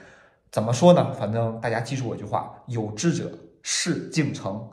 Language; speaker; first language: Chinese; native; Chinese